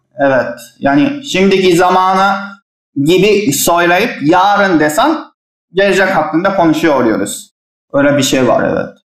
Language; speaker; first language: Turkish; non-native, fluent; Japanese